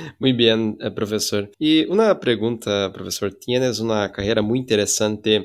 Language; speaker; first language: Spanish; non-native, fluent; Portuguese